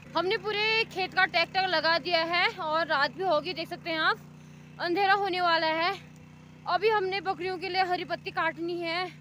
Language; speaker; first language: Hindi; native; Hindi